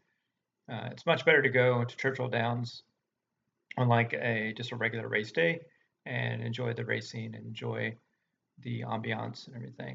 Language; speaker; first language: English; native; English